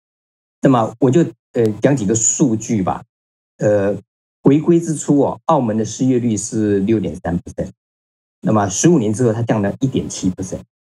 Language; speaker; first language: Chinese; native; Chinese